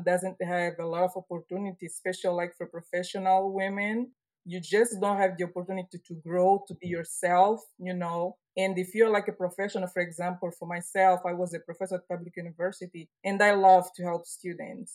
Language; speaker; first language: English; non-native, fluent; Portuguese